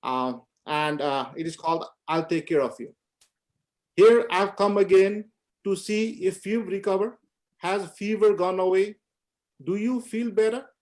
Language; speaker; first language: English; non-native, local second language; Nepali